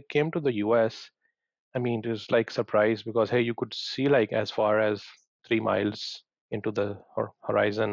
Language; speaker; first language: English; non-native, local second language; Punjabi